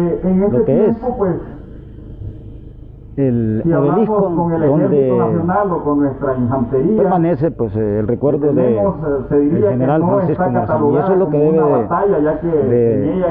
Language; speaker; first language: Spanish; native; Spanish